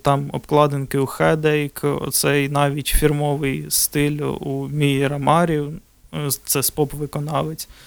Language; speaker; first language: Ukrainian; non-native, local second language; Russian